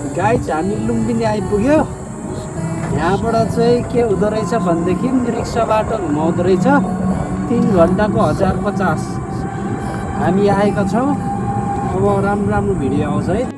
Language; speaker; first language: Nepali; non-native, local second language; Eastern Tamang